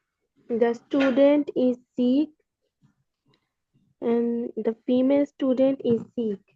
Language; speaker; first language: English; non-native, learner; Bangla